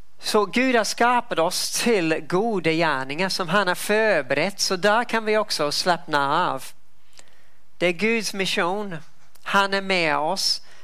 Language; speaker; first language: Swedish; non-native, fluent; English